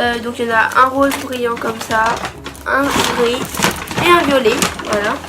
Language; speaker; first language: French; native; French